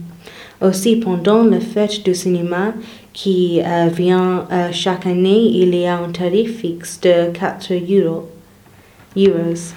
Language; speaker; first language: French; non-native, learner; English